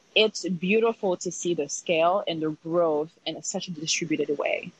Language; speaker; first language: English; early bilingual, other home language; Haitian Creole